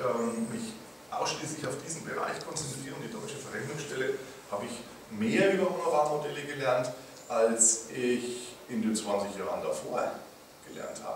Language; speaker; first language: German; native; German